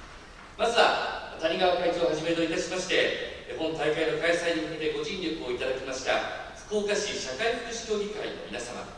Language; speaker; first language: Japanese; native; Japanese